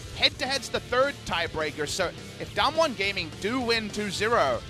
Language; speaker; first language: English; native; English